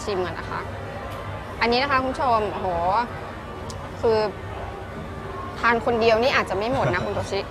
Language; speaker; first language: Thai; native; Thai